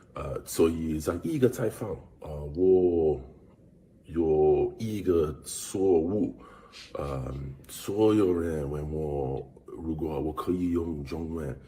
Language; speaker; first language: Chinese; non-native, learner; English